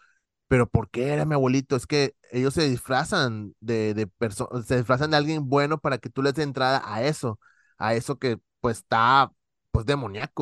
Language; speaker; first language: Spanish; native; Spanish